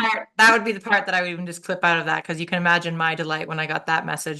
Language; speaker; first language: English; native; English